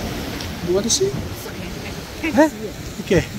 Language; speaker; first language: English; non-native, fluent; French